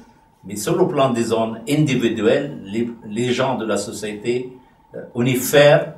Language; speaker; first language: French; non-native, fluent; Arabic